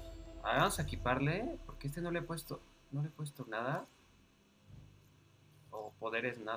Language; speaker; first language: Spanish; native; Spanish